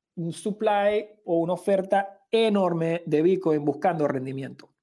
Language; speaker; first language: Spanish; native; Spanish